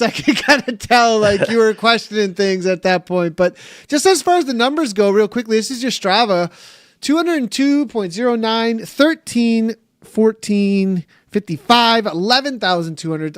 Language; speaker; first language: English; native; English